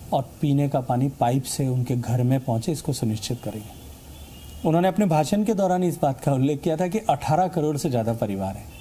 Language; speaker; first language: Hindi; native; Hindi